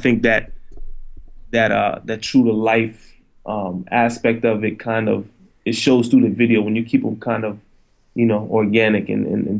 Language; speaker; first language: English; native; English